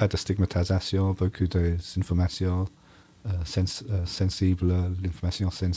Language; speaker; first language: French; non-native, learner; English